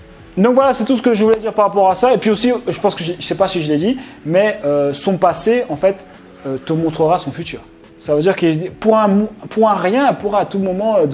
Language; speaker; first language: French; native; French